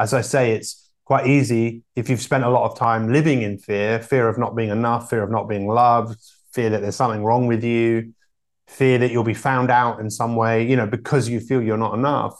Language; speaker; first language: English; native; English